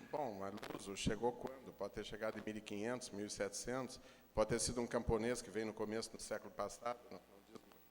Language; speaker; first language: Portuguese; native; Portuguese